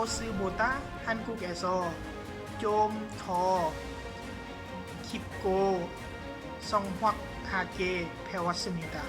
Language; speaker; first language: Korean; non-native, learner; Lao